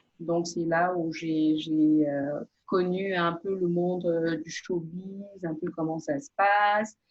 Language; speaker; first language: French; non-native, local second language; Portuguese